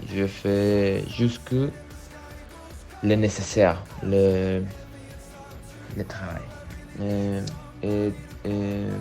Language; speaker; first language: French; non-native, learner; Spanish